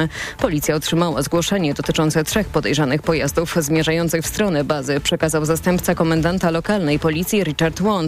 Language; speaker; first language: Polish; native; Polish